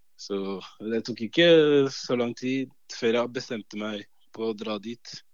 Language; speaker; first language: Norwegian; early bilingual, other home language; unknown